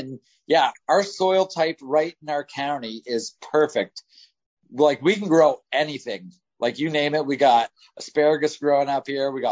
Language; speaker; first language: English; native; English